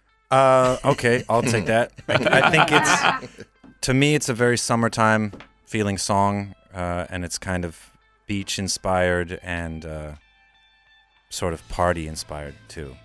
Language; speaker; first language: English; native; English